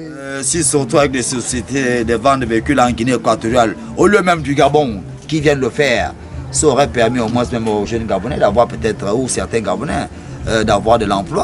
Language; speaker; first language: French; non-native, local second language; Fang